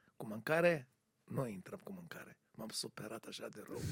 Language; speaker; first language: Romanian; non-native, learner; Hebrew